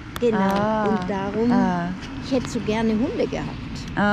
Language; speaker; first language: German; native; German